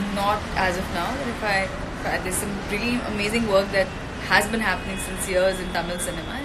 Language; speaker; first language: English; non-native, local second language; Hindi